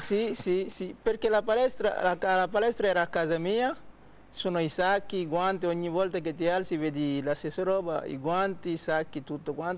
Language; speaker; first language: Italian; non-native, fluent; Wolof